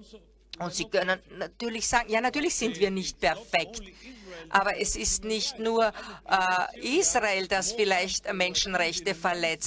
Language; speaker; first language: German; non-native, fluent; Hebrew